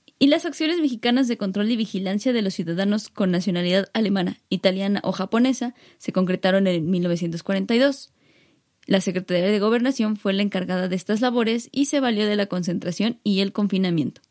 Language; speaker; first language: Spanish; native; Spanish